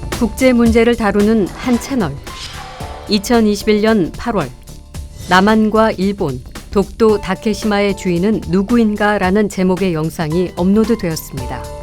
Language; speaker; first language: Korean; native; Korean